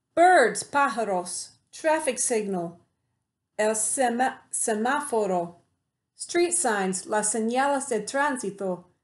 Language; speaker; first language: Spanish; non-native, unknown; English